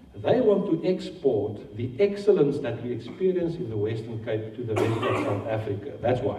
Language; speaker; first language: English; non-native, local second language; Afrikaans